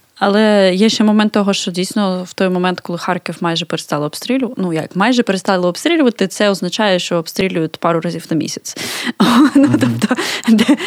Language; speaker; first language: Ukrainian; native; Ukrainian